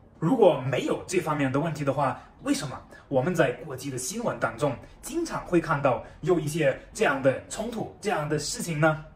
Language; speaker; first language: Chinese; non-native, fluent; German